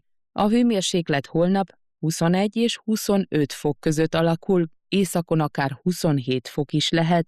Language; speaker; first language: Hungarian; native; Hungarian